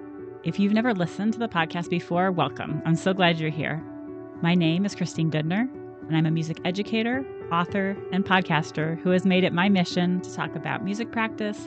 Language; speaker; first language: English; native; English